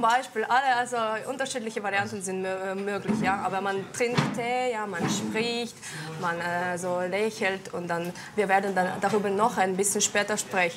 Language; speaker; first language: German; non-native, fluent; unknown